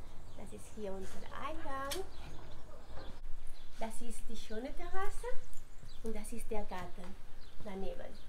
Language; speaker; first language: German; non-native, learner; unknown